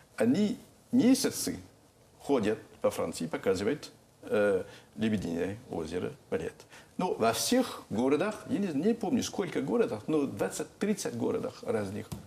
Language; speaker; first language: Russian; non-native, fluent; French